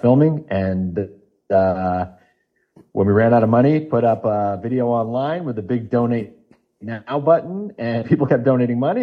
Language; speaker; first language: English; native; English